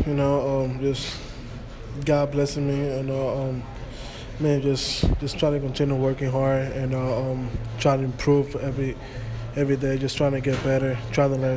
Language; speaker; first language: English; non-native, fluent; Spanish